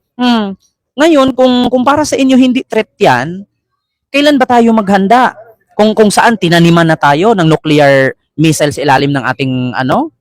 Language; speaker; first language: Filipino; native; Filipino